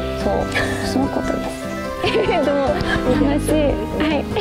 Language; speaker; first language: Japanese; non-native, learner; English